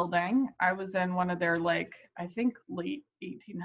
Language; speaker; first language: English; native; English